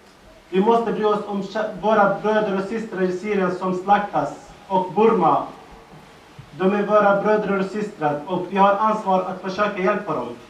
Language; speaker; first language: Swedish; non-native, fluent; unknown